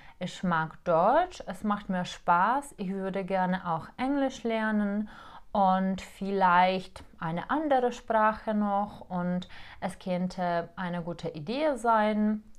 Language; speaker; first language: German; non-native, fluent; Czech